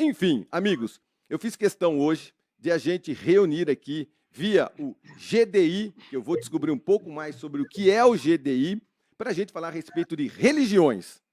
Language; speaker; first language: Portuguese; native; Portuguese